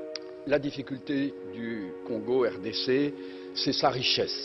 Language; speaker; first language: French; native; French